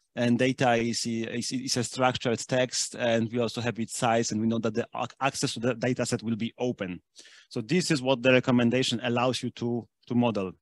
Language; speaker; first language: English; non-native, fluent; German